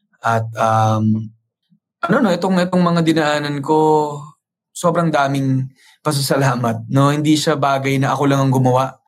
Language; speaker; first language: Filipino; native; Filipino